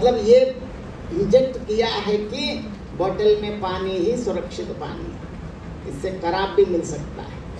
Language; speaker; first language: Hindi; non-native, local second language; Telugu